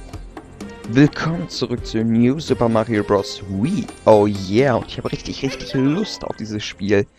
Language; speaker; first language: German; native; German